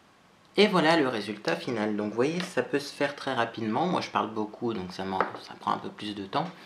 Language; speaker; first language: French; native; French